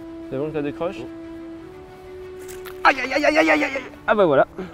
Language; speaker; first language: French; native; French